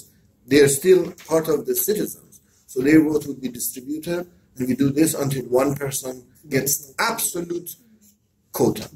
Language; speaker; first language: English; non-native, fluent; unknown